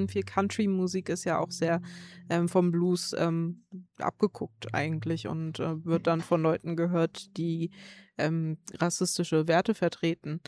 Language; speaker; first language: German; native; German